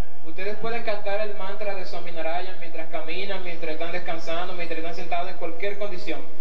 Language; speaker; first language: Spanish; native; Spanish